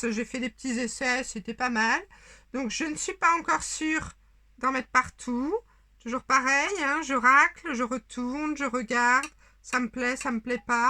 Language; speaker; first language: French; native; French